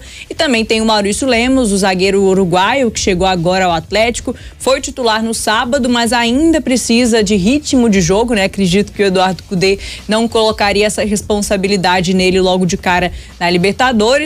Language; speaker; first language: Portuguese; native; Portuguese